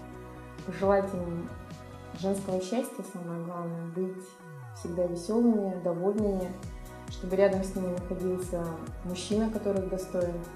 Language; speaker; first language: Russian; native; Russian